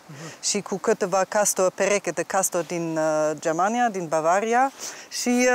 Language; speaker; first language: Romanian; non-native, fluent; German